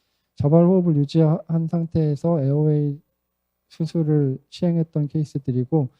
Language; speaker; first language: Korean; native; Korean